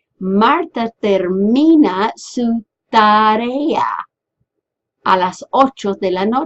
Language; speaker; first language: Spanish; non-native, fluent; English